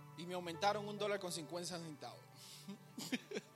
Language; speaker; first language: Spanish; native; Spanish